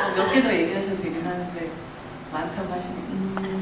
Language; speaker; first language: Korean; native; Korean